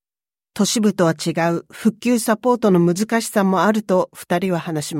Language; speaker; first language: Japanese; native; Japanese